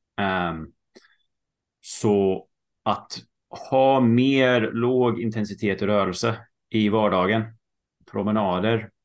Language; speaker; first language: Swedish; early bilingual, heritage; Swedish